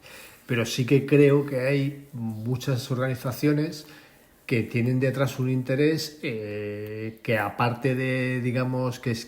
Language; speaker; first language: Spanish; native; Spanish